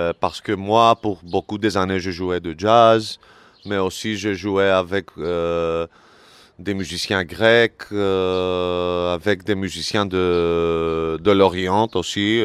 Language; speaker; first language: French; non-native, learner; Greek